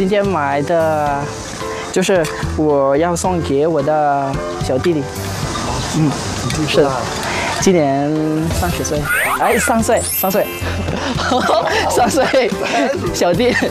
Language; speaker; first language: Chinese; non-native, learner; Malagasy